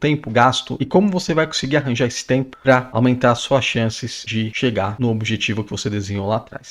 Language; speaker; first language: Portuguese; native; Portuguese